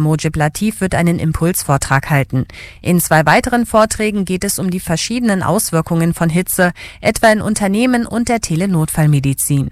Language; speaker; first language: German; native; German